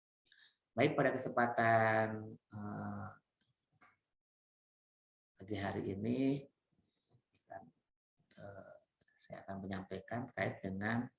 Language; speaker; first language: Indonesian; native; Indonesian